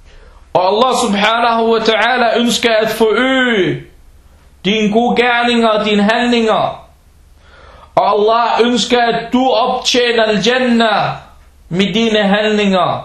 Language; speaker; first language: Danish; early bilingual, other home language; Arabic